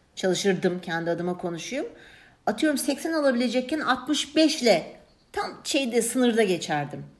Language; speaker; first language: Turkish; early bilingual, heritage; Turkish